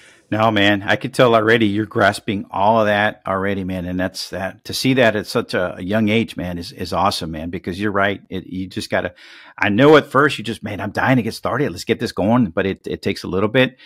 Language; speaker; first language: English; early bilingual, other home language; Spanish